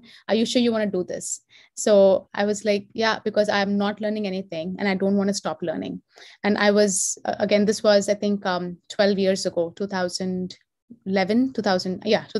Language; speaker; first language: English; non-native, local second language; Telugu